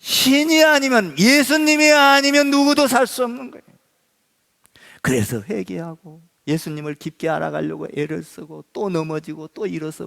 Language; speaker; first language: Korean; native; Korean